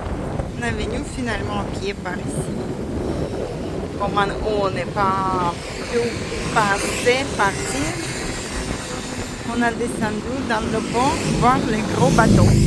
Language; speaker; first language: French; non-native, fluent; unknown